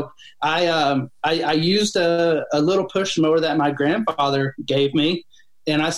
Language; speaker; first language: English; native; English